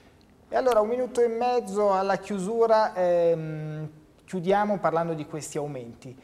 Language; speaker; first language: Italian; native; Italian